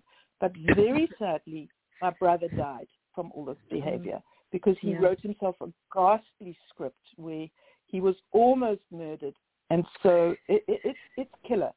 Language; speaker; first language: English; native; English